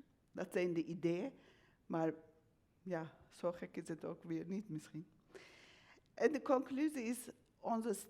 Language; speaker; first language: Dutch; non-native, fluent; Turkish